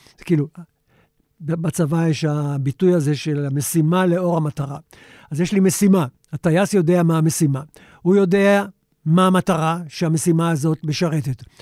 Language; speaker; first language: Hebrew; native; Hebrew